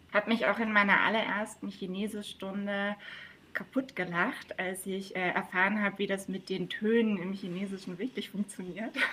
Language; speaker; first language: German; native; German